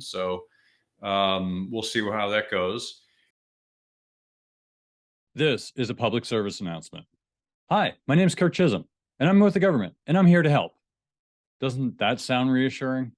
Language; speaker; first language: English; native; English